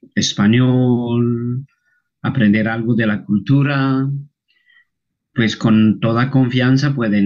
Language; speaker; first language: Spanish; non-native, local second language; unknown